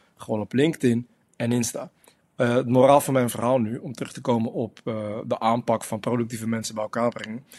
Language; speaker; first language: Dutch; early bilingual, other home language; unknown